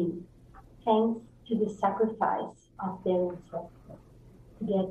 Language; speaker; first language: English; non-native, fluent; Italian